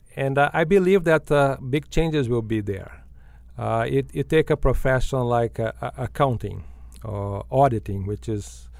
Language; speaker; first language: English; non-native, fluent; Portuguese